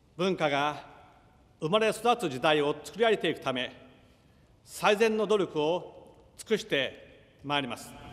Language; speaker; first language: Japanese; native; Japanese